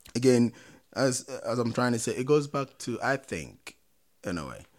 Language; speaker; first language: English; non-native, local second language; Akan